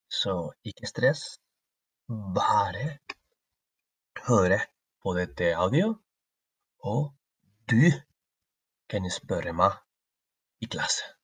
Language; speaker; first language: Norwegian; non-native, learner; Spanish